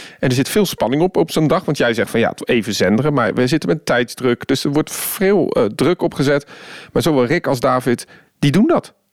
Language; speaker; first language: Dutch; native; Dutch